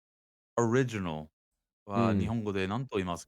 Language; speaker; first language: Japanese; non-native, learner; English